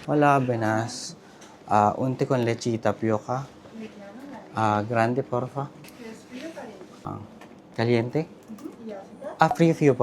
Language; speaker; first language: Spanish; non-native, learner; Filipino